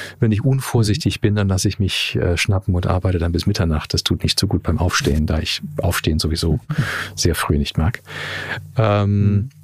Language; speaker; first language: German; early bilingual, heritage; German